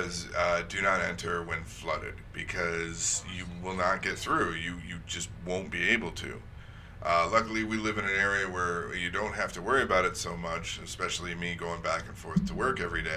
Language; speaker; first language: English; native; English